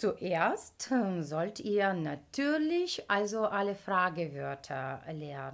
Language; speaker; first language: German; non-native, fluent; Ukrainian